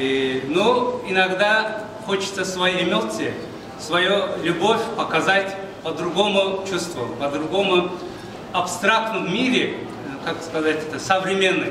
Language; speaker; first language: Russian; non-native, learner; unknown